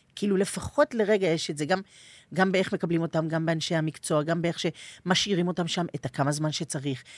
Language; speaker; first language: Hebrew; native; Hebrew